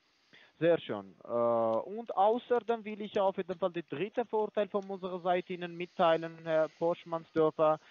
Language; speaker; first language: German; non-native, fluent; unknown